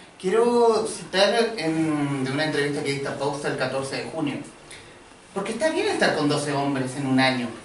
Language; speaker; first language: Spanish; native; Spanish